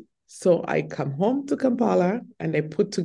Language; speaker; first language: English; non-native, local second language; Ganda